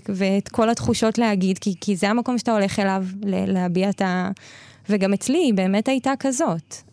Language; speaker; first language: Hebrew; native; Hebrew